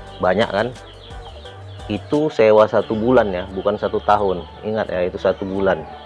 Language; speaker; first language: Indonesian; native; Indonesian